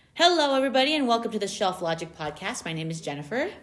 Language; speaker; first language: English; native; English